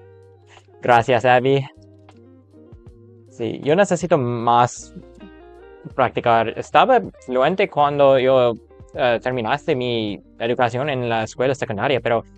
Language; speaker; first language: Spanish; non-native, learner; English